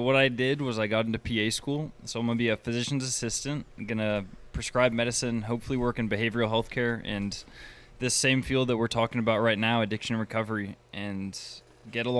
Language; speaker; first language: English; native; English